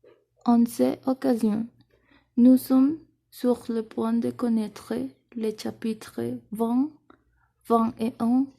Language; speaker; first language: French; non-native, learner; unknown